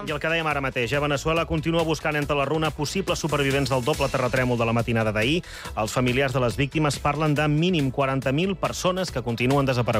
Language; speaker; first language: Catalan; native; Catalan